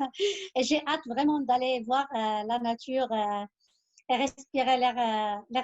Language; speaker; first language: French; non-native, local second language; Arabic